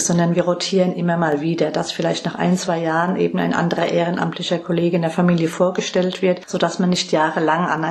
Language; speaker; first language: German; native; German